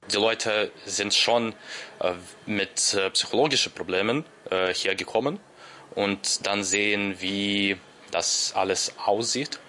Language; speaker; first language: German; non-native, learner; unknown